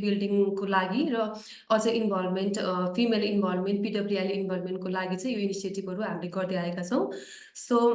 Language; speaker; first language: Nepali; native; Nepali